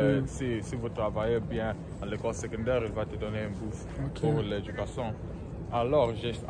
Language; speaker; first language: French; early bilingual, heritage; French